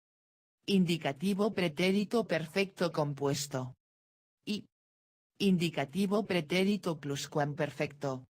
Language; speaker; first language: Spanish; non-native, fluent; Dutch